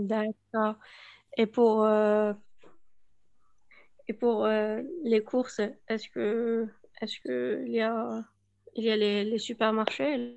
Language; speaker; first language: French; non-native, learner; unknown